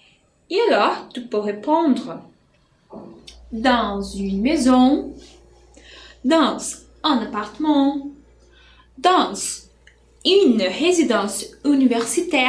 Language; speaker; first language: French; non-native, fluent; Portuguese